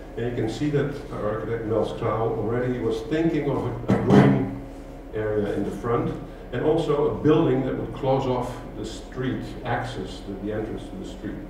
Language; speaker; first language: English; non-native, fluent; Dutch